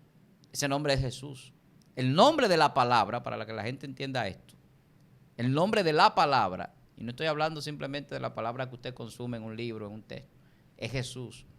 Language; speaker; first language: Spanish; native; Spanish